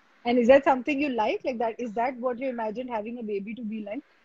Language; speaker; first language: English; non-native, local second language; Marathi